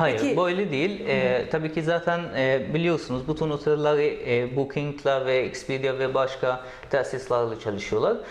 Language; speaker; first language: Turkish; non-native, learner; Arabic